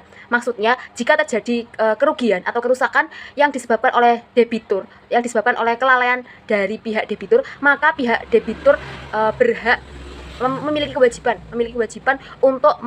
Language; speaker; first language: Indonesian; native; Indonesian